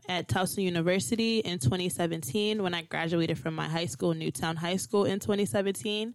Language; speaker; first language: English; native; English